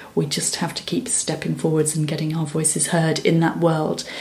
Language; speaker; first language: English; native; English